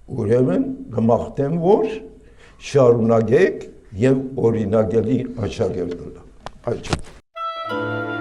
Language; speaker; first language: Armenian; native; Armenian